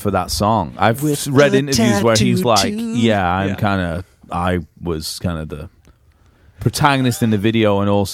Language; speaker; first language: English; native; English